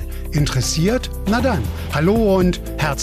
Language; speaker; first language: German; native; German